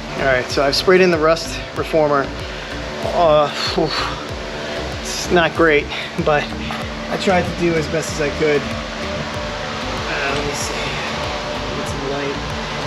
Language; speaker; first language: English; native; English